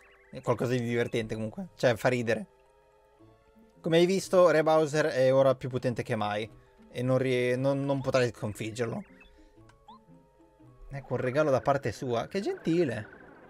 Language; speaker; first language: Italian; native; Italian